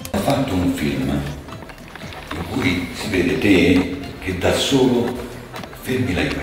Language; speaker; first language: Italian; native; Italian